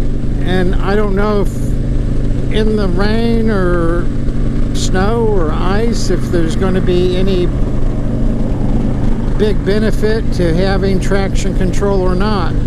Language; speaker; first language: English; native; English